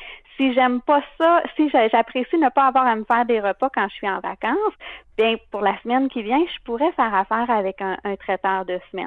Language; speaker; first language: French; native; French